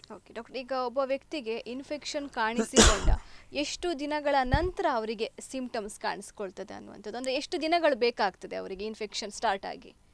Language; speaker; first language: Kannada; native; Kannada